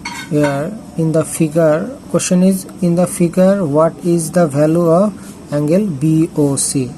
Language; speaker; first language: English; non-native, local second language; Bangla